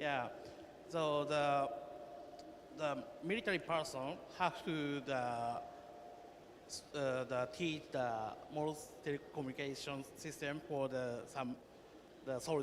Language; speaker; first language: English; non-native, learner; Japanese